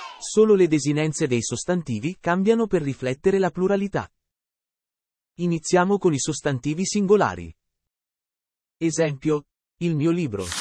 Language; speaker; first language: Italian; native; Italian